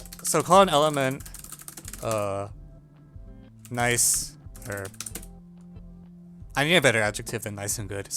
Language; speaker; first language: English; native; English